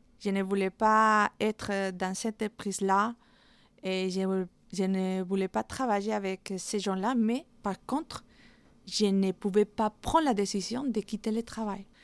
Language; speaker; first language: French; non-native, fluent; Spanish